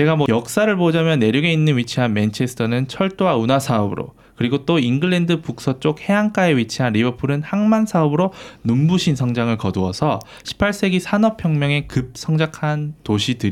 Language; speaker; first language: Korean; native; Korean